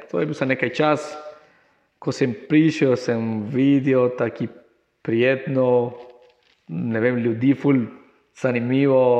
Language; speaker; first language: Slovenian; non-native, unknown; Spanish